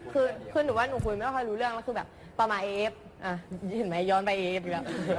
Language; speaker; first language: Thai; native; Thai